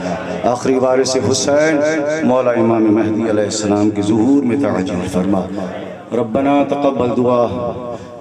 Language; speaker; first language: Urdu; non-native, local second language; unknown